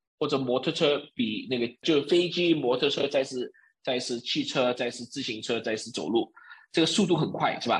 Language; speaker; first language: Chinese; early bilingual, heritage; Chinese